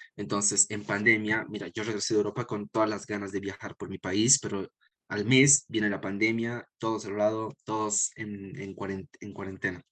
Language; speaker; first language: Spanish; native; Spanish